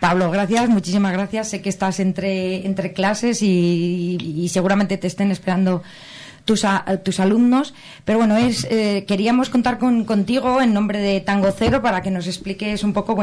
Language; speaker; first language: Spanish; native; Spanish